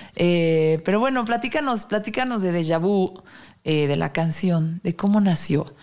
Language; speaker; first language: Spanish; native; Spanish